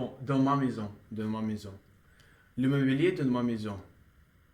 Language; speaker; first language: French; non-native, learner; Russian